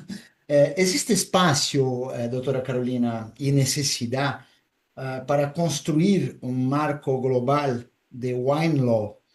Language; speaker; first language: Spanish; non-native, fluent; Portuguese